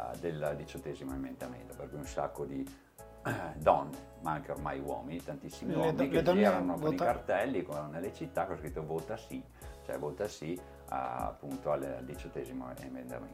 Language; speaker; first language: Italian; native; Italian